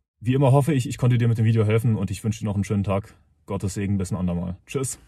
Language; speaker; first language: German; native; German